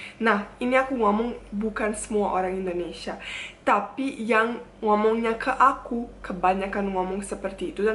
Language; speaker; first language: Indonesian; non-native, fluent; Bosnian